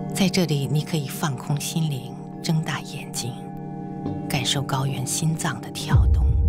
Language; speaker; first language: Chinese; native; Chinese